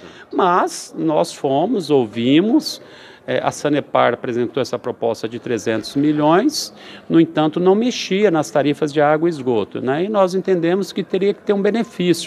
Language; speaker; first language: Portuguese; native; Portuguese